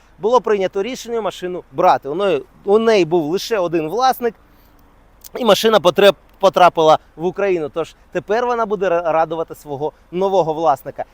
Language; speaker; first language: Ukrainian; non-native, local second language; Russian